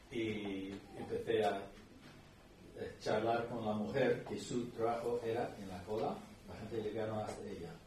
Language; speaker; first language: Spanish; non-native, fluent; English